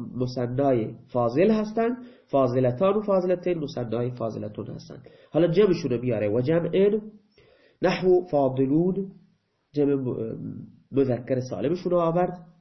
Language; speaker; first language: Persian; non-native, local second language; Baluchi